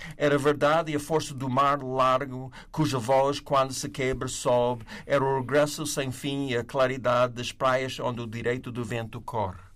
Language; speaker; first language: Portuguese; non-native, fluent; English